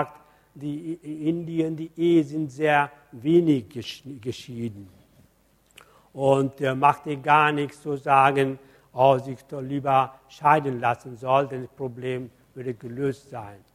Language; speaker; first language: German; non-native, fluent; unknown